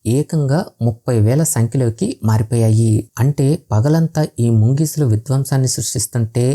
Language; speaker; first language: Telugu; native; Telugu